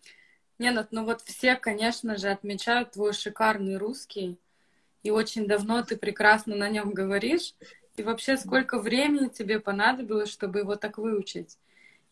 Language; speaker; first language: Russian; native; Russian